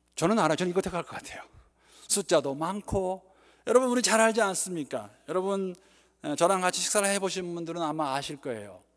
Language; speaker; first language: Korean; native; Korean